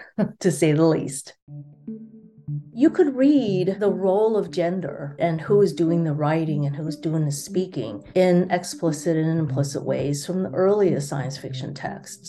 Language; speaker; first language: English; early bilingual, other home language; Chinese